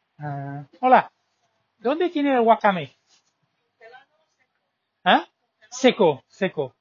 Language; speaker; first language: Spanish; non-native, learner; English